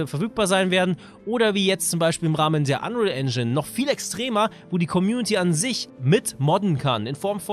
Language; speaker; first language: German; native; German